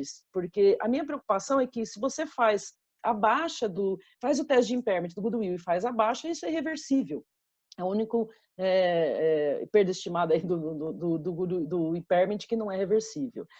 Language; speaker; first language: Portuguese; native; Portuguese